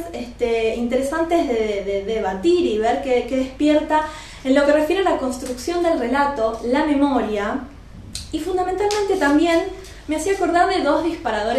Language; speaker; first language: Spanish; native; Spanish